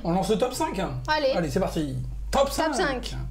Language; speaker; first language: French; native; French